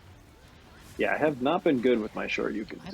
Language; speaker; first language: English; native; English